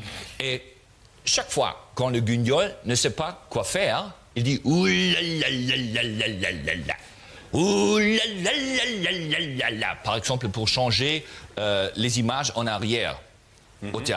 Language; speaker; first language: French; non-native, learner; German